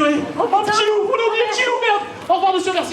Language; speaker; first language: French; native; French